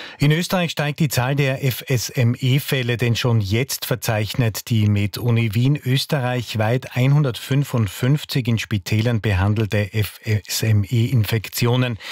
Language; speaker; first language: German; native; German